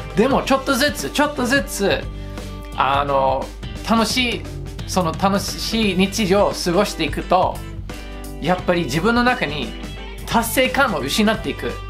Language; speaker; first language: Japanese; non-native, fluent; English